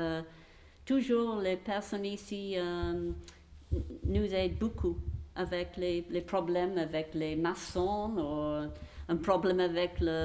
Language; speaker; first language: French; non-native, fluent; English